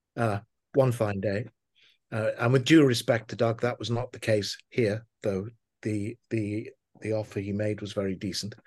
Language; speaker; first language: English; native; English